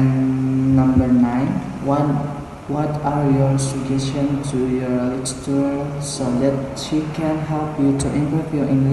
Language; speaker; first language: English; non-native, learner; Indonesian